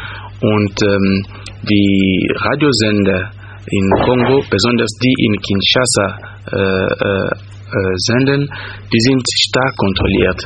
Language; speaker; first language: German; non-native, fluent; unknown